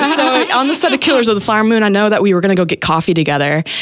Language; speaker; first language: English; native; English